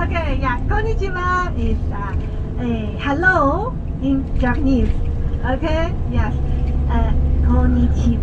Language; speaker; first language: English; non-native, learner; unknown